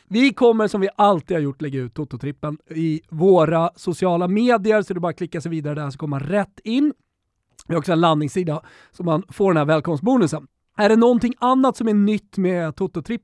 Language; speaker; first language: Swedish; native; Swedish